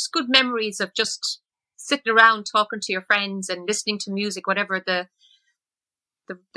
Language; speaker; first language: English; native; English